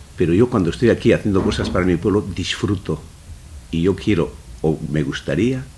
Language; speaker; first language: Spanish; non-native, local second language; Basque